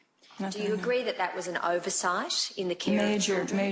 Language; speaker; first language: English; native; English